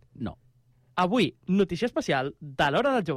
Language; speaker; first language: Catalan; native; Catalan